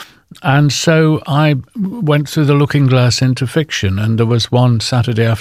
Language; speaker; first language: English; native; English